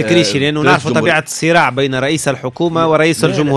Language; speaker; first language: Arabic; native; Arabic